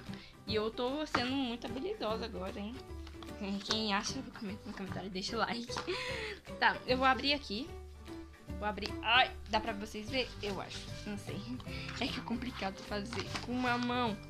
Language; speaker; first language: Portuguese; early bilingual, heritage; Portuguese